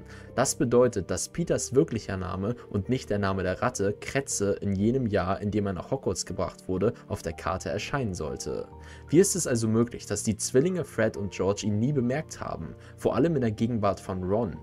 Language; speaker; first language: German; native; German